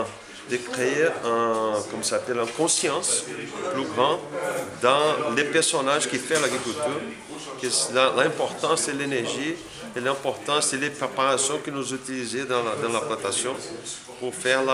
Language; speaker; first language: French; non-native, learner; Portuguese